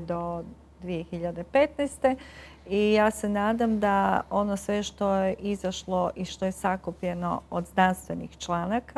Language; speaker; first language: Croatian; native; Croatian